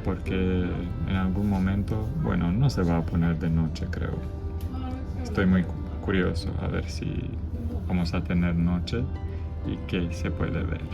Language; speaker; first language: Spanish; non-native, fluent; Romanian